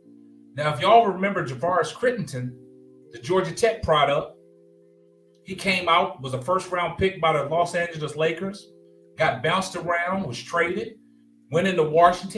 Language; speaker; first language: English; native; English